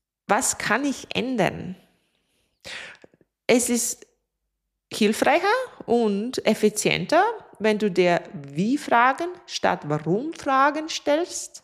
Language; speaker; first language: German; non-native, fluent; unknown